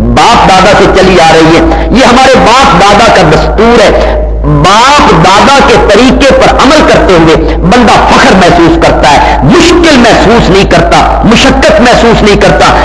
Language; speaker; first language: Urdu; non-native, local second language; Punjabi